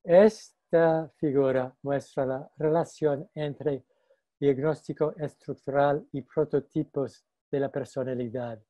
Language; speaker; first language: Spanish; non-native, fluent; English